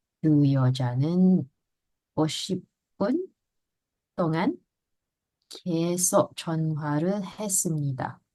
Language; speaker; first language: Korean; non-native, learner; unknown